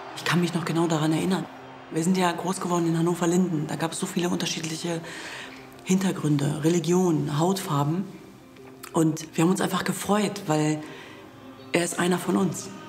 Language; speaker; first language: German; early bilingual, other home language; Kurdish